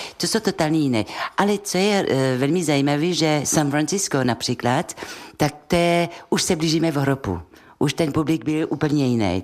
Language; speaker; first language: Czech; non-native, fluent; French